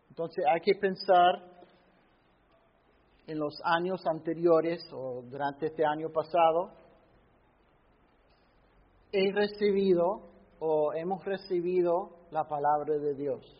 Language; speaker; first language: Spanish; non-native, fluent; English